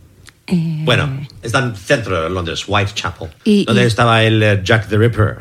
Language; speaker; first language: Spanish; non-native, learner; English